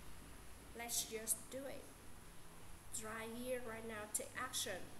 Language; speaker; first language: English; non-native, learner; Vietnamese